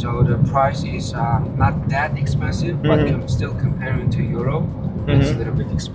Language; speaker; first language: English; non-native, fluent; Chinese